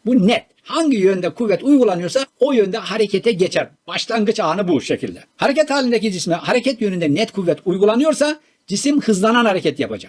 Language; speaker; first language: Turkish; native; Turkish